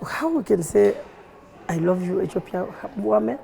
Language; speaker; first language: English; non-native, learner; Bambara